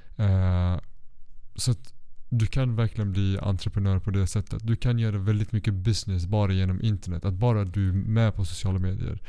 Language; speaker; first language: Swedish; early bilingual, other home language; Kurdish